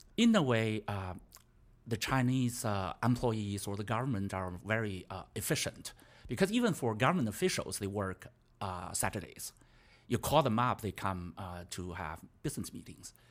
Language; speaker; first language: English; non-native, fluent; Chinese